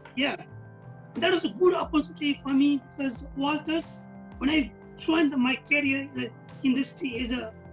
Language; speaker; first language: English; non-native, local second language; Nepali